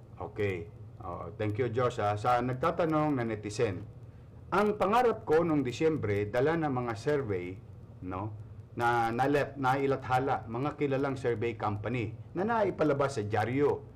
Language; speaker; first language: Filipino; native; Filipino